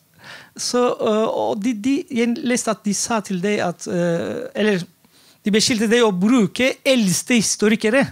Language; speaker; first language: Norwegian; non-native, fluent; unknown